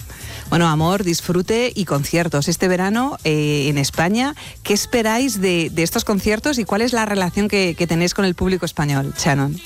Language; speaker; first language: Spanish; native; Spanish